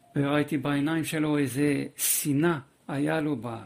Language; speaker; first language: Hebrew; non-native, fluent; French